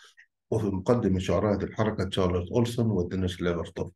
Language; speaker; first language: Arabic; native; Arabic